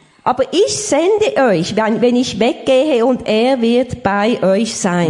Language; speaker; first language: German; native; German